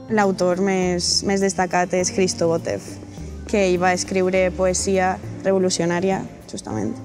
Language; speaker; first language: Catalan; non-native, fluent; Bulgarian